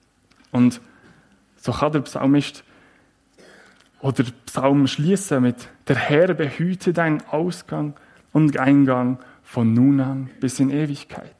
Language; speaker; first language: German; native; German